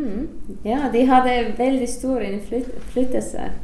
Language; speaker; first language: Norwegian; non-native, fluent; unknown